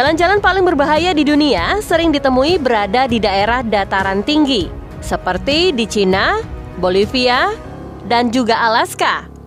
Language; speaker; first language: Indonesian; native; Indonesian